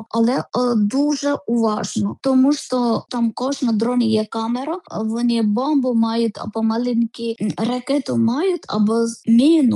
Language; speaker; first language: Ukrainian; non-native, learner; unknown